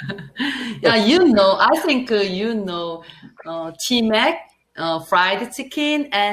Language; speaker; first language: English; non-native, learner; Korean